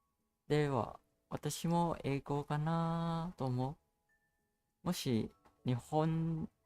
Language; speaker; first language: Japanese; non-native, learner; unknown